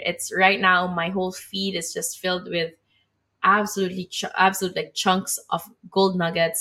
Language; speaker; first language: English; non-native, local second language; Filipino